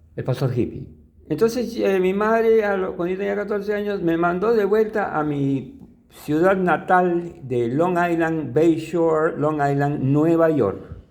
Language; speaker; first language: Spanish; early bilingual, other home language; English